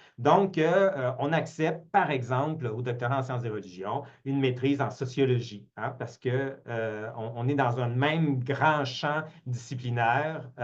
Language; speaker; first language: French; native; French